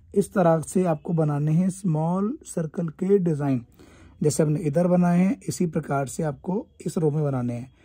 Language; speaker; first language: Hindi; native; Hindi